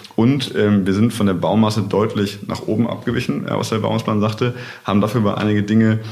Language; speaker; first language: German; native; German